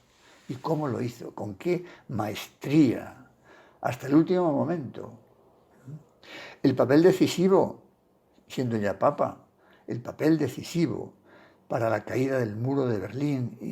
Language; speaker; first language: Spanish; native; Spanish